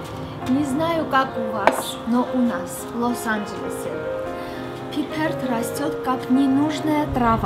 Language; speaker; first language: Russian; non-native, local second language; Armenian